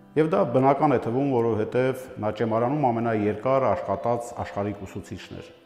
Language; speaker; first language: Armenian; native; Armenian